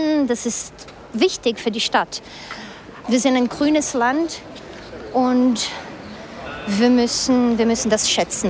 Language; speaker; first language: German; early bilingual, heritage; Portuguese